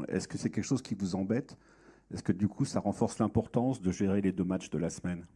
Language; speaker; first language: French; native; French